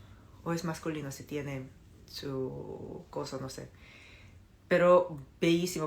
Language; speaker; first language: Spanish; non-native, fluent; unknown